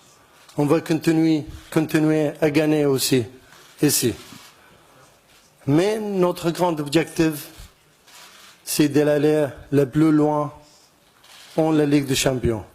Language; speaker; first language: French; non-native, learner; Arabic